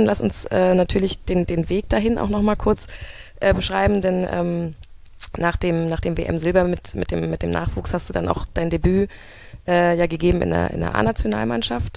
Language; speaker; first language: German; native; German